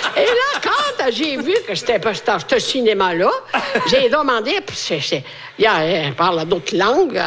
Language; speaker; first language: French; non-native, fluent; Italian